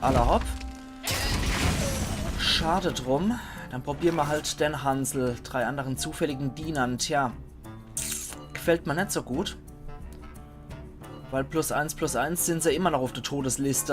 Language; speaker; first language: German; native; German